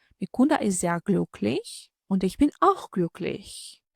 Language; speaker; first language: German; non-native, fluent; Ukrainian